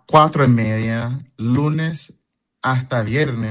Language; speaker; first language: Spanish; non-native, fluent; English